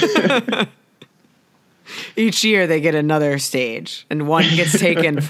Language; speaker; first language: English; native; English